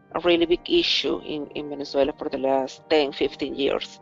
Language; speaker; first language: English; non-native, fluent; Spanish